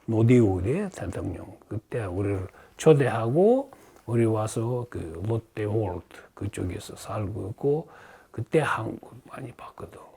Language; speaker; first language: Korean; early bilingual, heritage; Russian